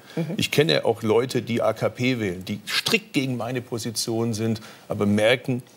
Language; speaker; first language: German; early bilingual, other home language; Turkish